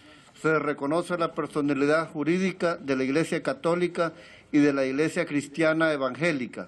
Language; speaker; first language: Spanish; native; Spanish